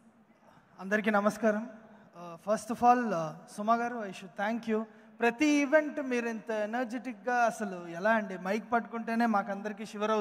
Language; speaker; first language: Telugu; native; Telugu